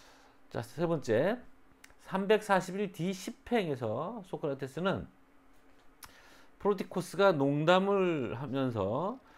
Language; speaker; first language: Korean; native; Korean